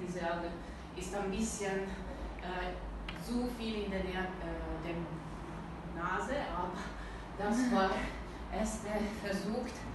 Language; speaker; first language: German; non-native, learner; Italian